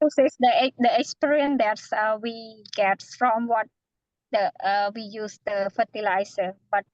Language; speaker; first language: English; non-native, fluent; Khmer